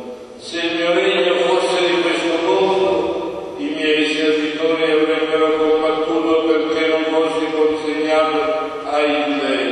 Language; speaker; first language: Italian; native; Italian